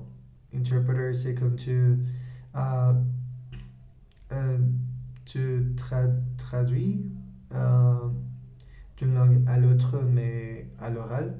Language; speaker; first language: French; non-native, learner; Spanish